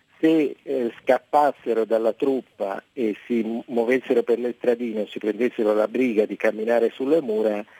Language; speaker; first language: Italian; native; Italian